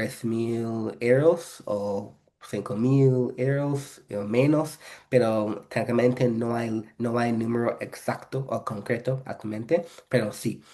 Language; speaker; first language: Spanish; non-native, fluent; English